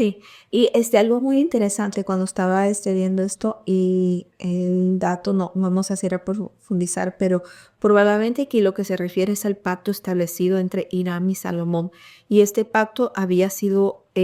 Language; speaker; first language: Spanish; early bilingual, heritage; Spanish